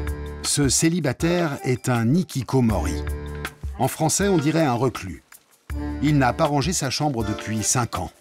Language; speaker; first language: French; native; French